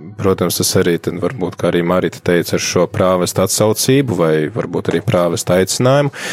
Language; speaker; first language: Latvian; native; Latvian